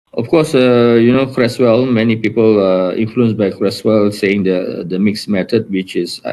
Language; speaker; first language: English; non-native, local second language; Malay